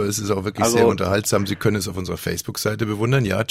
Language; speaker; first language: German; native; German